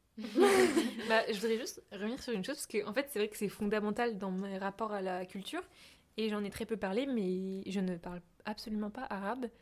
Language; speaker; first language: French; native; French